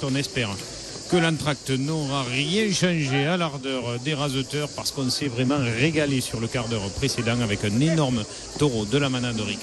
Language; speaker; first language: French; native; French